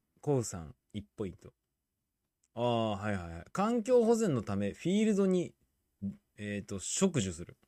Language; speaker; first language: Japanese; native; Japanese